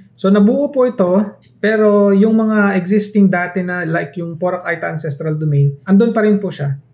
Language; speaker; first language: Filipino; non-native, local second language; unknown